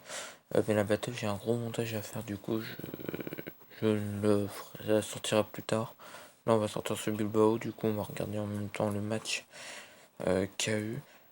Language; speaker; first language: French; native; French